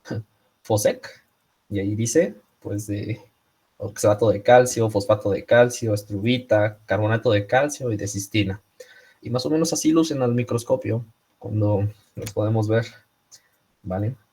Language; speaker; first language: Spanish; native; Spanish